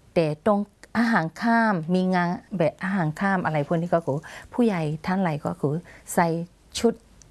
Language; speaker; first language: Thai; non-native, fluent; Burmese